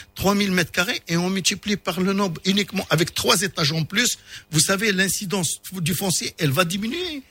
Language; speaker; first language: French; non-native, local second language; Arabic